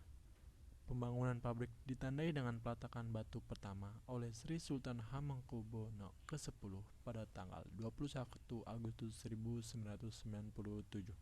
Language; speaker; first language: Indonesian; native; Indonesian